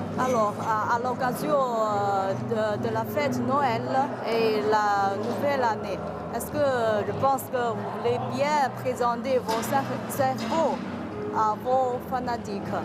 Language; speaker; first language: French; non-native, fluent; Chinese